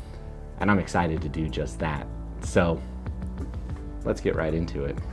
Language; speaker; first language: English; native; English